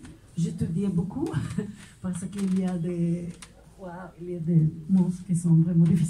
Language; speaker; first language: French; non-native, fluent; Croatian